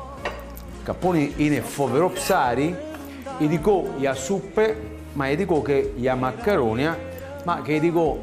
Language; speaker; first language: Greek; non-native, learner; Italian